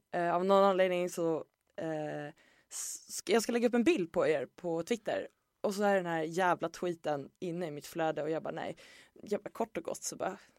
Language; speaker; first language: Swedish; native; Swedish